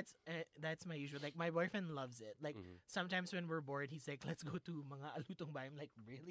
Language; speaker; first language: English; non-native, local second language; Filipino